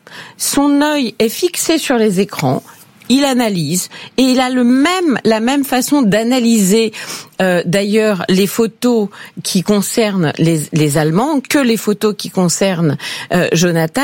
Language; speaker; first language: French; native; French